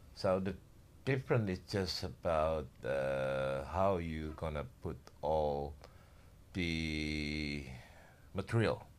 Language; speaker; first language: English; non-native, learner; Indonesian